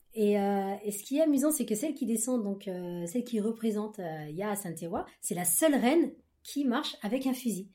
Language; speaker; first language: French; native; French